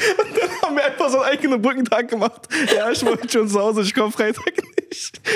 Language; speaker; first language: German; early bilingual, other home language; Turkish